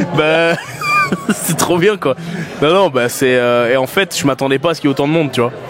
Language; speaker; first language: French; native; French